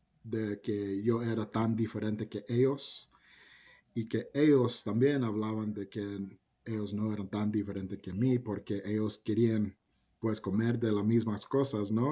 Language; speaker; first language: Spanish; early bilingual, heritage; Spanish